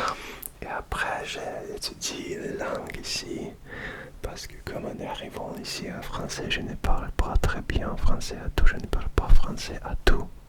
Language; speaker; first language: French; non-native, learner; Russian